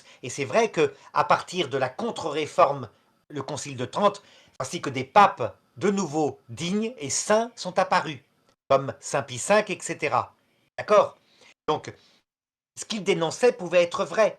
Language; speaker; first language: French; native; French